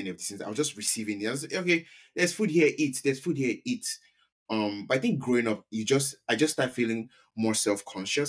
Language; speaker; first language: English; non-native, local second language; Yoruba